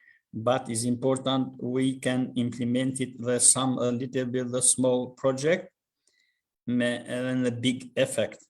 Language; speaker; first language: English; non-native, learner; Albanian